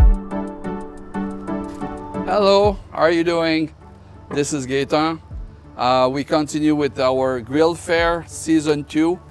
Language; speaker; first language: English; non-native, fluent; French